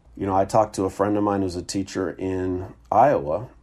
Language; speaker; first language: English; native; English